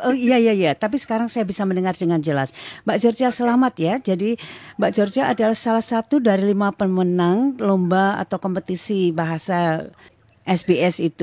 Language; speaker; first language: Indonesian; native; Indonesian